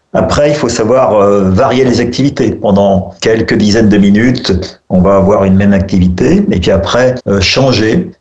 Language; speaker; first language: French; native; French